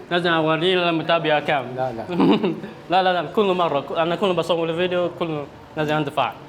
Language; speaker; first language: Arabic; non-native, fluent; Chinese